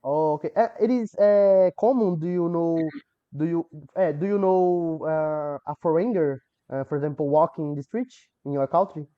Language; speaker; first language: English; non-native, learner; Portuguese